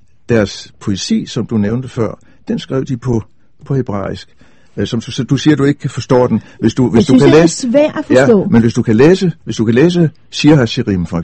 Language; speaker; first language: Danish; native; Danish